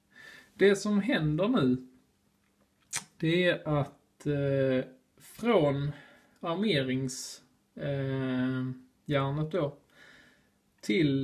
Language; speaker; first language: Swedish; native; Swedish